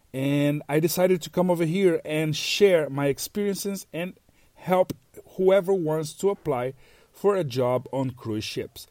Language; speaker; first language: English; non-native, fluent; Portuguese